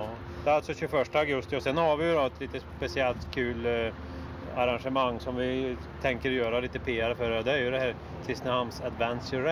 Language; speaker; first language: Swedish; native; Swedish